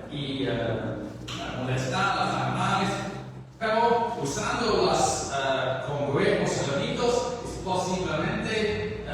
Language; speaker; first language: Spanish; non-native, learner; English